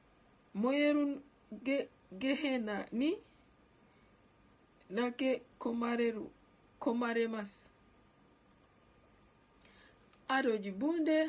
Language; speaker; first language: Japanese; non-native, learner; Ganda